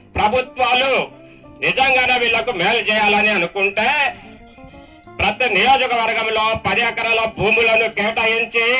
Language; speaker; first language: Telugu; non-native, local second language; Lambadi